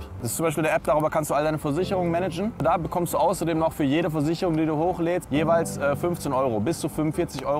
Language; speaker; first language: German; native; German